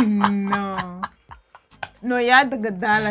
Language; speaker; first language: Russian; non-native, learner; English